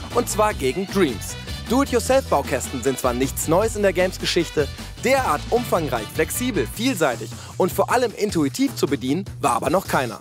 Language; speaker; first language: German; native; German